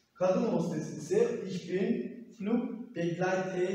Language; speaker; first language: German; non-native, learner; Turkish